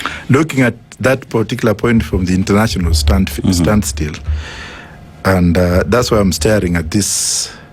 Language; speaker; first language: English; non-native, local second language; Luyia